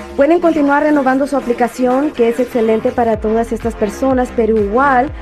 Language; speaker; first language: Spanish; native; Spanish